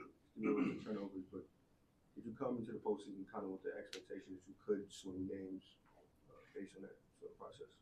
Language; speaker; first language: English; native; English